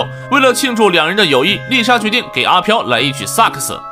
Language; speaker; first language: Chinese; native; Chinese